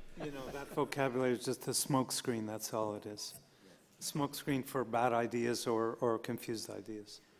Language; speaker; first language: English; native; English